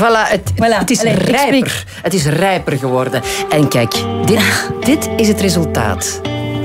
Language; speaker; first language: Dutch; native; Dutch